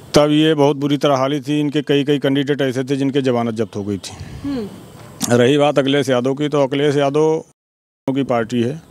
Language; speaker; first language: Hindi; native; Hindi